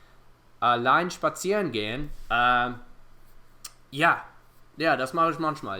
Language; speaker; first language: German; non-native, fluent; English